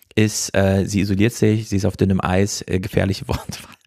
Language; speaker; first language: German; native; German